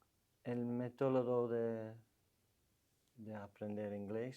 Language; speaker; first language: Spanish; non-native, fluent; English